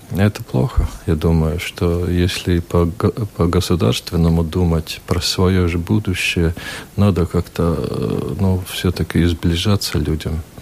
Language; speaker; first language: Russian; non-native, local second language; Latvian